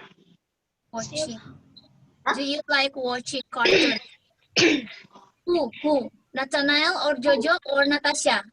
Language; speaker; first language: English; non-native, learner; Indonesian